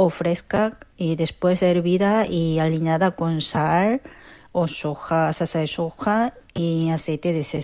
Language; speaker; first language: Spanish; non-native, fluent; Korean